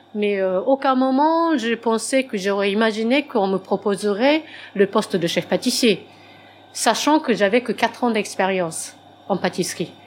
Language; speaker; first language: French; non-native, fluent; Japanese